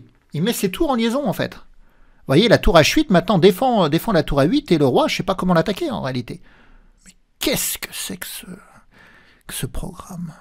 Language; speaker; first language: French; native; French